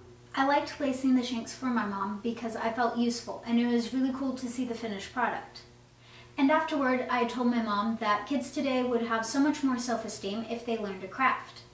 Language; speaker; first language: English; native; English